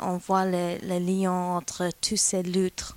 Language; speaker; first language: French; non-native, fluent; English